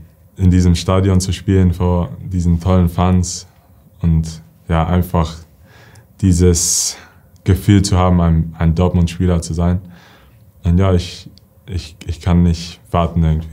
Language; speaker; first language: German; early bilingual, heritage; English